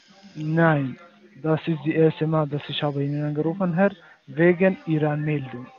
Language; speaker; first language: German; non-native, learner; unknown